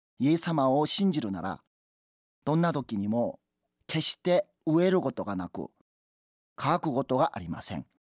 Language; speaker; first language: Japanese; non-native, fluent; Korean